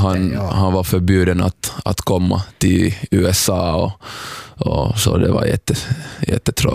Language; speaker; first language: Swedish; non-native, fluent; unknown